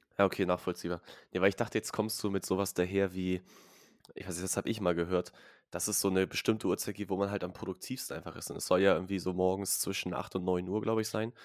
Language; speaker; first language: German; native; German